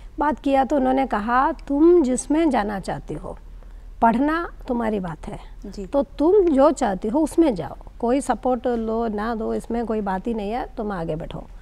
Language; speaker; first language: Hindi; non-native, local second language; Malayalam